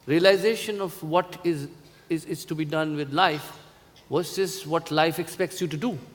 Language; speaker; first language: English; non-native, local second language; Hindi